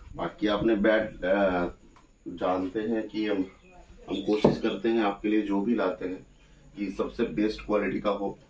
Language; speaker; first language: Hindi; non-native, local second language; Bangla